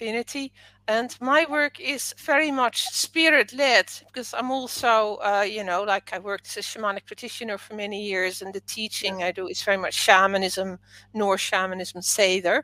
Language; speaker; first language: English; non-native, fluent; Dutch